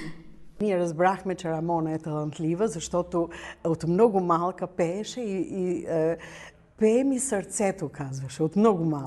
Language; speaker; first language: Bulgarian; early bilingual, heritage; Bulgarian